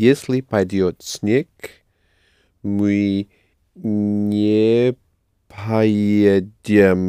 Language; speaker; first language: Russian; non-native, learner; English